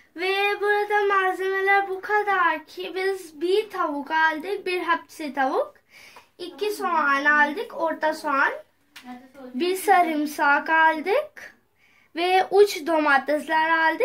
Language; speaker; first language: Turkish; non-native, learner; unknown